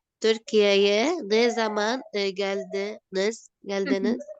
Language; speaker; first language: Turkish; non-native, learner; Arabic